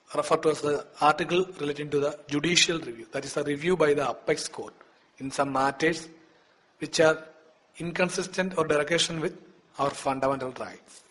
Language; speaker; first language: English; non-native, local second language; Malayalam